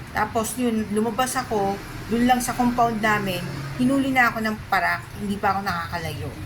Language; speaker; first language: Filipino; native; Filipino